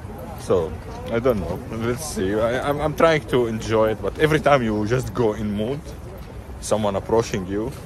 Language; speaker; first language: English; non-native, fluent; Arabic